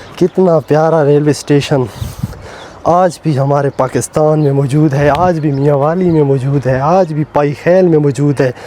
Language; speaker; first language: Urdu; non-native, local second language; Saraiki